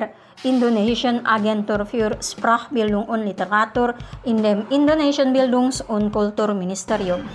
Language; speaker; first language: German; non-native, fluent; Indonesian